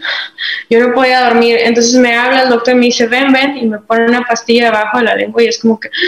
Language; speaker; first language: Spanish; native; Spanish